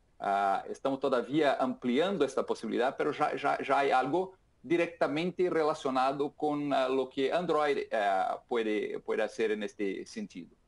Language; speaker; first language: Spanish; non-native, fluent; Portuguese